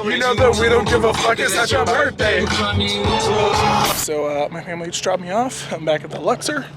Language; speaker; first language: English; native; English